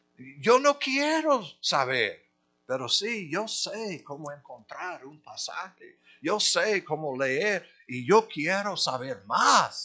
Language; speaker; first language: Spanish; non-native, fluent; English